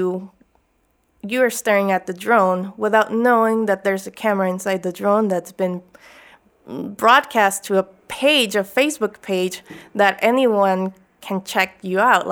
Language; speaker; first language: English; native; English